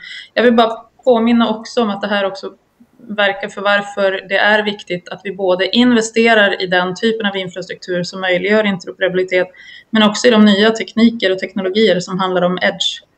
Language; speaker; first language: Swedish; native; Swedish